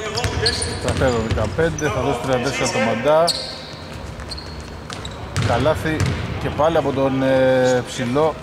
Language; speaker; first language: Greek; native; Greek